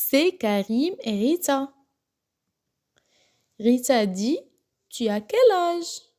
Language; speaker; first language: French; non-native, local second language; Arabic